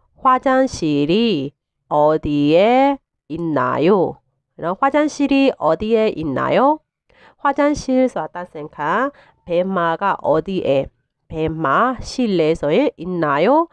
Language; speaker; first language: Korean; non-native, fluent; Burmese